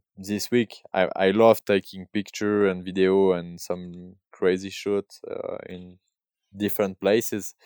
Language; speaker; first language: English; non-native, learner; French